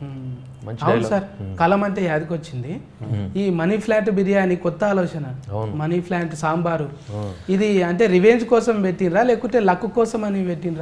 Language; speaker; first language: Telugu; native; Telugu